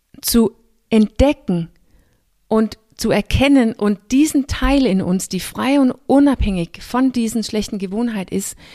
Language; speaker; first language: German; non-native, fluent; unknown